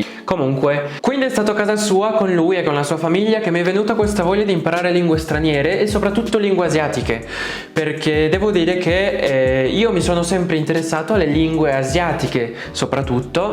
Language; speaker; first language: Italian; non-native, fluent; Spanish